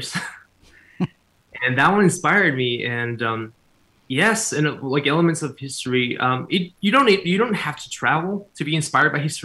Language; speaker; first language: English; non-native, fluent; Spanish